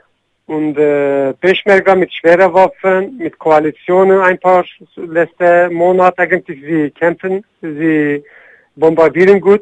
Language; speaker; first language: German; non-native, learner; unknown